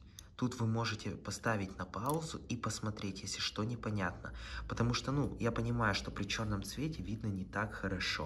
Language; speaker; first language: Russian; native; Russian